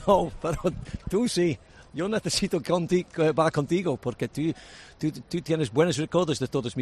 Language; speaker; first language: Spanish; non-native, learner; English